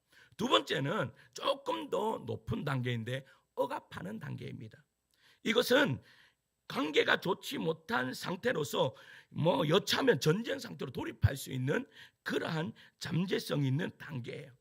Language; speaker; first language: Korean; native; Korean